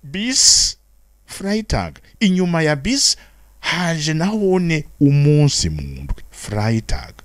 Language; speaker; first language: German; non-native, fluent; Rundi